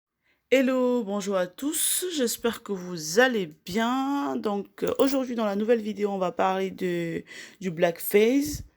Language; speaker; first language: French; native; French